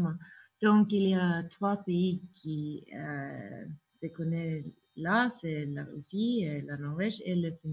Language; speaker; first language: French; non-native, fluent; Norwegian